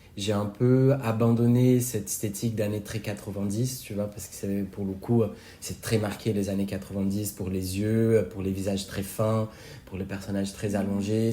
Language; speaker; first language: French; non-native, fluent; Portuguese